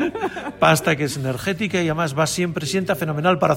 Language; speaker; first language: Spanish; native; Spanish